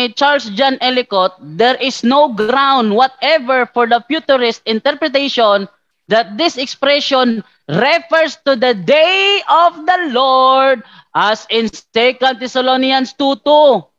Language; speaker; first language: English; non-native, local second language; Filipino